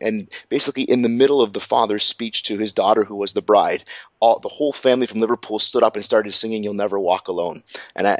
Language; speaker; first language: English; native; English